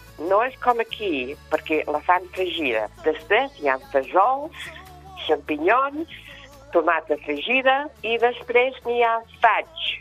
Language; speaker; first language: Catalan; non-native, fluent; English